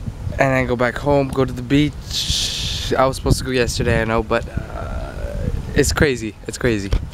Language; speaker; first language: English; early bilingual, other home language; Spanish